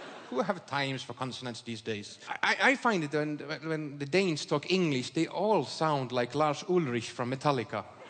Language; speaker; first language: English; non-native, fluent; Swedish